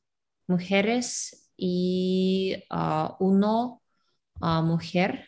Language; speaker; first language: Spanish; non-native, learner; Russian